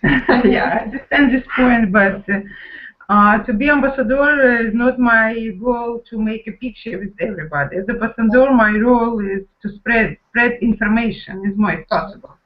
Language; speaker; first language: English; non-native, learner; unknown